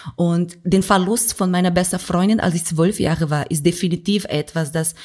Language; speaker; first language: German; non-native, fluent; Portuguese